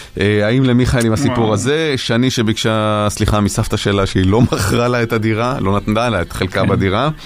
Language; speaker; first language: Hebrew; native; Hebrew